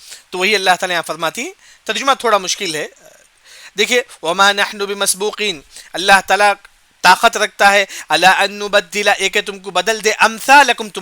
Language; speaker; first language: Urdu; non-native, local second language; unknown